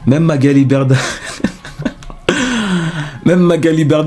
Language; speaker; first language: French; native; French